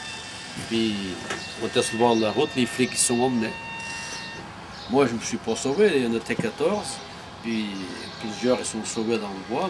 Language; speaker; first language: French; non-native, fluent; Portuguese